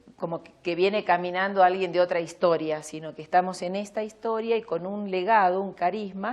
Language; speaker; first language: Spanish; native; Spanish